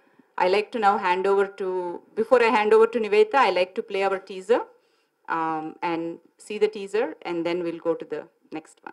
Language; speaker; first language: Telugu; native; Telugu